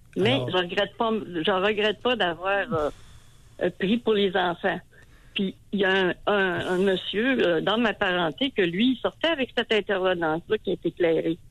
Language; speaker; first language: French; native; French